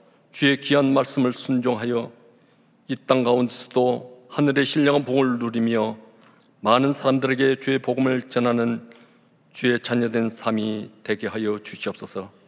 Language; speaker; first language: Korean; native; Korean